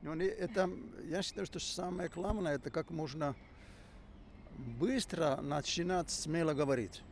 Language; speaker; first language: Russian; non-native, fluent; Finnish